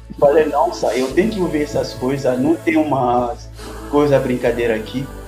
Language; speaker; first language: Portuguese; non-native, learner; French